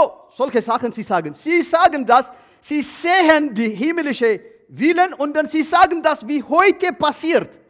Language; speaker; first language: German; non-native, learner; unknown